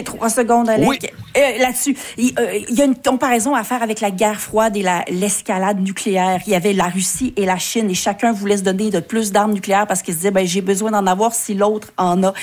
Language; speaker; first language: French; native; French